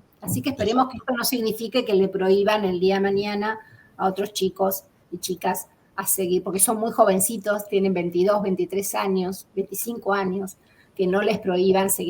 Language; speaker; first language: Spanish; native; Spanish